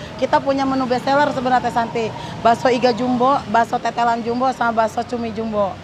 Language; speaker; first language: Indonesian; non-native, local second language; Sundanese